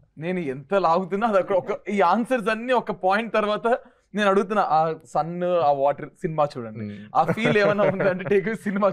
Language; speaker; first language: Telugu; native; Telugu